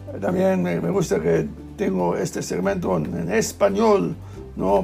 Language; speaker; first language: Spanish; non-native, learner; English